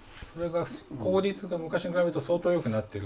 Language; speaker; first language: Japanese; native; Japanese